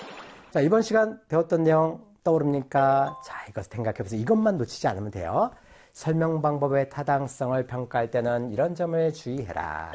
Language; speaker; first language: Korean; native; Korean